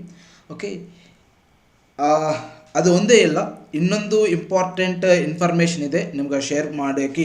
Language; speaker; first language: Kannada; non-native, fluent; Telugu